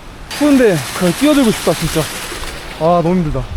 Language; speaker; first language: Korean; native; Korean